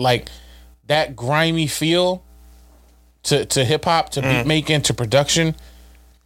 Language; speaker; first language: English; native; English